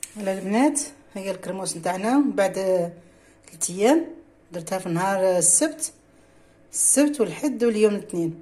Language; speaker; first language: French; non-native, local second language; Arabic